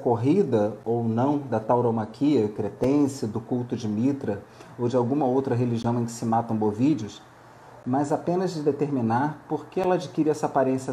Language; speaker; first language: Portuguese; native; Portuguese